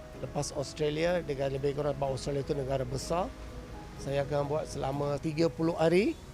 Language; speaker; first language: Malay; non-native, local second language; Tamil